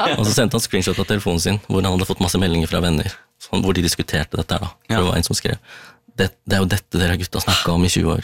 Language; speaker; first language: Norwegian; early bilingual, other home language; Tamil